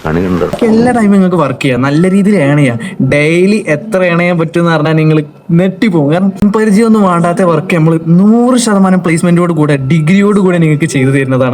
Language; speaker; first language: Malayalam; native; Malayalam